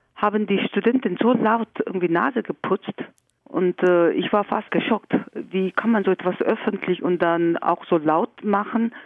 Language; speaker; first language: German; non-native, fluent; Korean